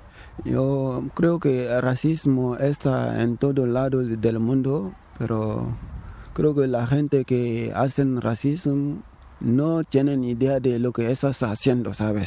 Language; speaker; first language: Spanish; non-native, learner; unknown